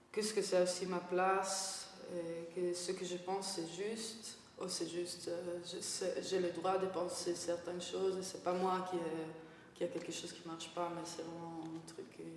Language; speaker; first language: French; non-native, fluent; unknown